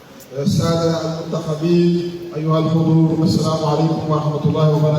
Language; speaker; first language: Arabic; non-native, fluent; Wolof